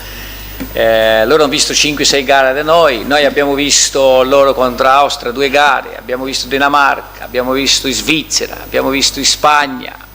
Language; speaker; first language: Italian; non-native, fluent; Portuguese